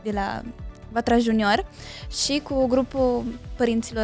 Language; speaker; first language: Romanian; early bilingual, heritage; Romanian